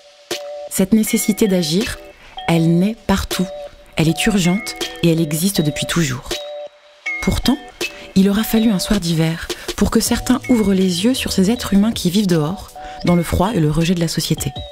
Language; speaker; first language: French; native; French